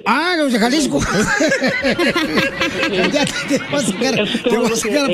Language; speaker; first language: Spanish; native; Spanish